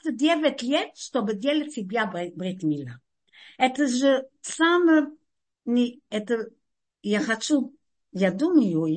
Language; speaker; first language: Russian; non-native, fluent; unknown